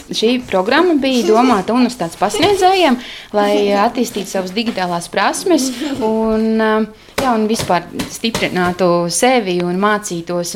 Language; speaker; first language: Latvian; native; Latvian